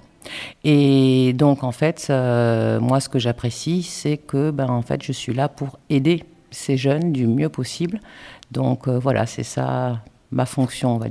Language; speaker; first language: French; native; French